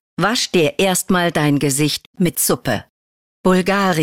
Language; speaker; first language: German; native; German